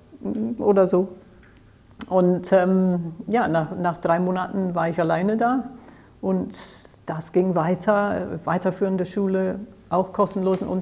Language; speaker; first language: German; non-native, fluent; English